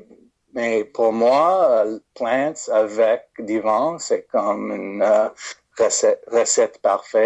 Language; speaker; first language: French; non-native, fluent; English